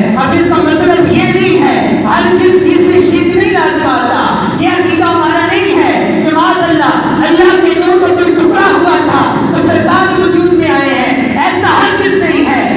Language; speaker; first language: Urdu; non-native, local second language; Punjabi